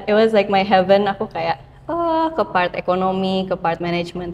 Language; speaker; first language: English; non-native, fluent; Indonesian